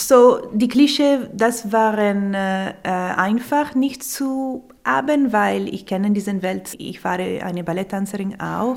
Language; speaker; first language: German; non-native, local second language; Italian